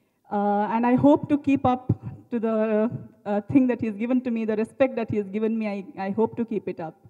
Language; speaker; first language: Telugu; non-native, learner; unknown